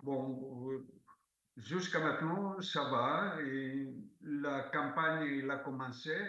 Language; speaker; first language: French; non-native, fluent; Greek